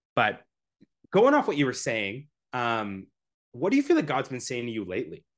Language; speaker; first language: English; native; English